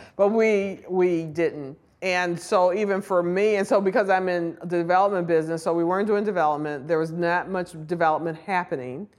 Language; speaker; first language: English; native; English